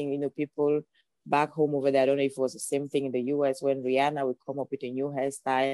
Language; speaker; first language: English; non-native, local second language; French